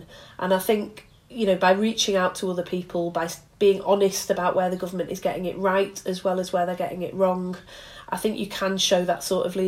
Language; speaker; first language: English; native; English